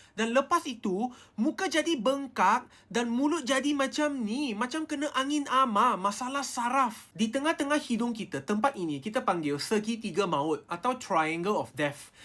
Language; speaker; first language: Malay; non-native, local second language; Chinese